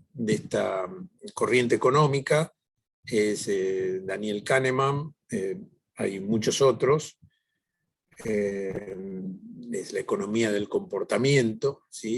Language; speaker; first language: Spanish; native; Spanish